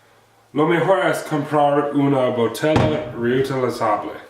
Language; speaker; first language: Spanish; non-native, learner; English